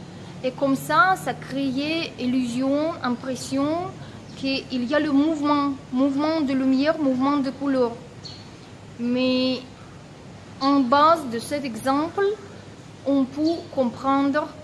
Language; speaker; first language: French; non-native, fluent; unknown